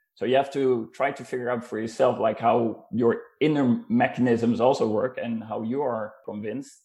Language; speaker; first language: English; non-native, fluent; Dutch